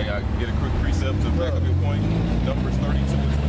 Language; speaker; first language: English; native; English